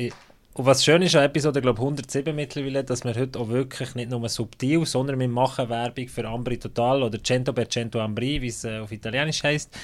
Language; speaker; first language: German; native; German